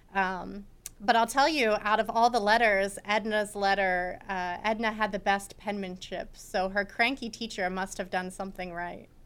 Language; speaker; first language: English; native; English